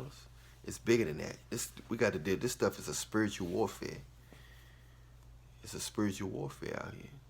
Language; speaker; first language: English; native; English